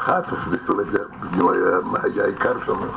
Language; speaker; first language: Hebrew; non-native, fluent; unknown